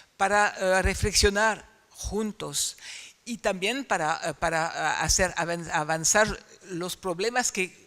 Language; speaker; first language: Spanish; non-native, fluent; French